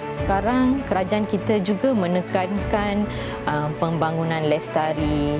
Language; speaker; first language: Malay; non-native, local second language; Tamil